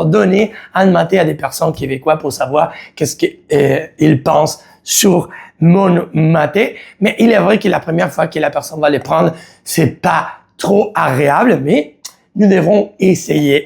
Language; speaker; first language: French; non-native, learner; Spanish